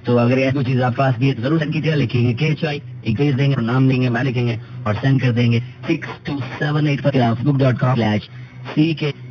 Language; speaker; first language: Urdu; native; Urdu